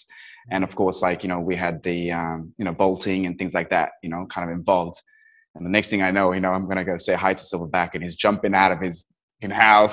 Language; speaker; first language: English; non-native, local second language; Nepali